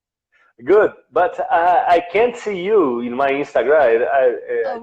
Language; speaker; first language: English; non-native, learner; Portuguese